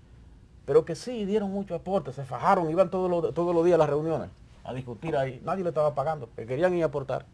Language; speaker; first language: Spanish; native; Spanish